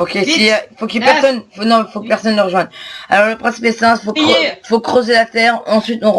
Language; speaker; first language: French; native; French